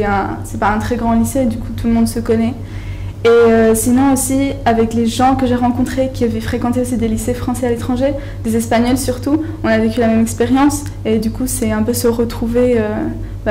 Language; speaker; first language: French; non-native, fluent; Spanish